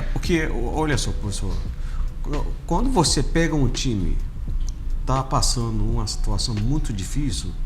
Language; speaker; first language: Portuguese; non-native, fluent; Arabic